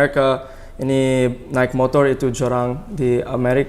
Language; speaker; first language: Indonesian; non-native, learner; English